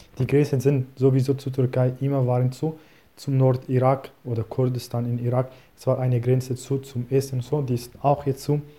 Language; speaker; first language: German; non-native, learner; Kurdish